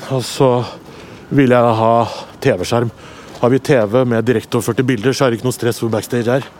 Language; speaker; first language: Norwegian; native; Norwegian